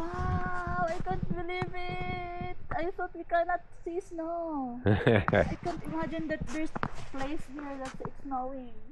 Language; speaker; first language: English; non-native, learner; Filipino